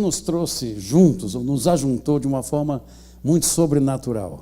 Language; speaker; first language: Portuguese; native; Portuguese